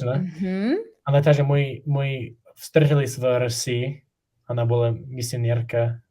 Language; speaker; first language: Russian; non-native, learner; English